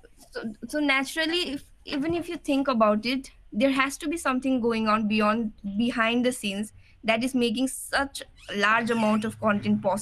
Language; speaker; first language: English; non-native, local second language; Nepali